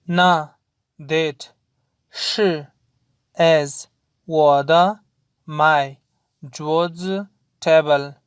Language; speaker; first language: Chinese; non-native, learner; Urdu